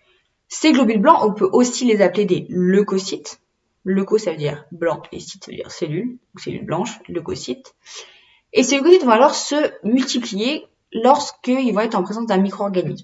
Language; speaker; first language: French; native; French